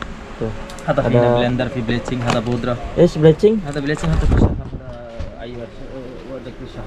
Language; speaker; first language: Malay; non-native, learner; Arabic